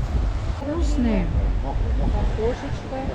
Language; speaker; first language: Russian; native; Russian